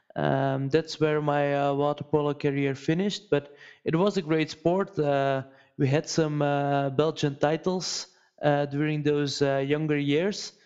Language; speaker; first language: English; non-native, fluent; Dutch